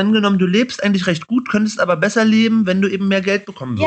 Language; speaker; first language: German; native; German